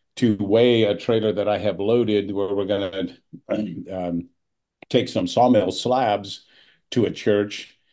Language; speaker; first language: English; native; English